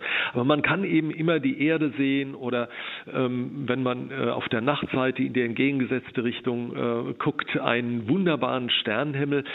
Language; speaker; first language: German; native; German